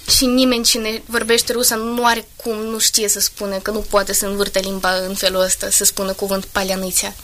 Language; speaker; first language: Romanian; non-native, fluent; Ukrainian